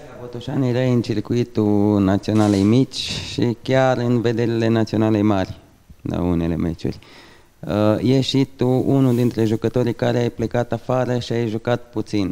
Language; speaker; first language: Romanian; native; Romanian